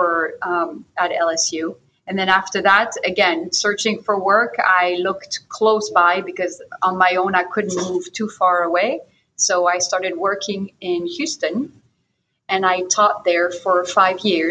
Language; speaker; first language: English; non-native, fluent; French